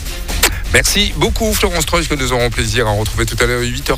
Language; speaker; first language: French; native; French